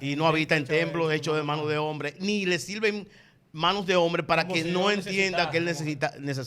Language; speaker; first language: Spanish; native; Spanish